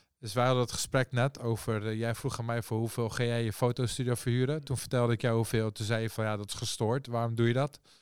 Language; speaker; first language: Dutch; early bilingual, other home language; Persian